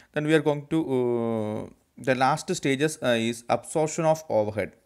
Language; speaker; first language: English; non-native, local second language; Malayalam